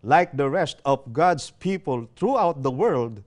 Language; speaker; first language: English; non-native, local second language; Filipino